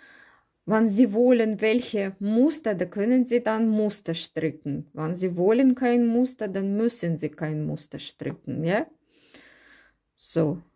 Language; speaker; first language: German; non-native, learner; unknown